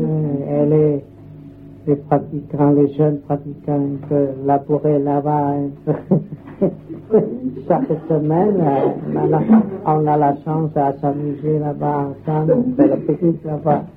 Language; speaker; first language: French; non-native, learner; Vietnamese